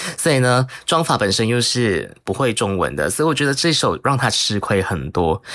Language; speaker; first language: Chinese; native; Chinese